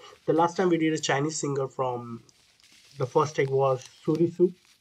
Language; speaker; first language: English; non-native, local second language; Hindi